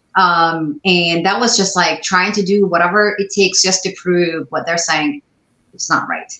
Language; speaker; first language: English; non-native, fluent; Arabic